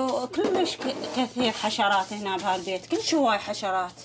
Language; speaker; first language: Arabic; native; Arabic